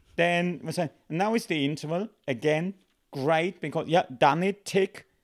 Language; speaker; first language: English; non-native, fluent; German